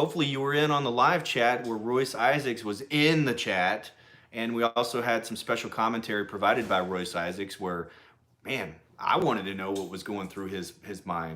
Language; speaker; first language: English; native; English